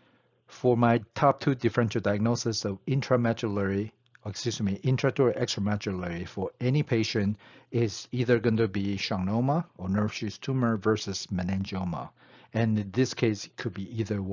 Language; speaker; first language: English; non-native, fluent; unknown